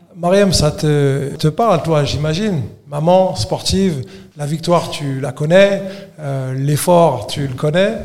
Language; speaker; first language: French; native; French